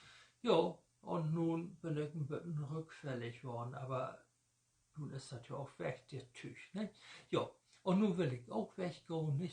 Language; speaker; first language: German; native; German